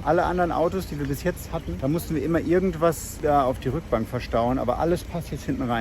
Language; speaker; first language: German; native; German